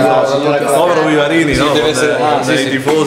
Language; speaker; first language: Italian; native; Italian